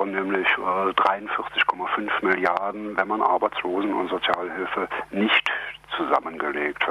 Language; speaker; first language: German; native; German